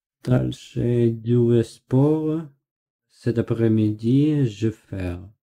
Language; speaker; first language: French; non-native, learner; Russian